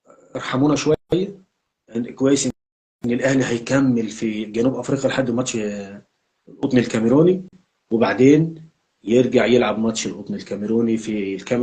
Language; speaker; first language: Arabic; native; Arabic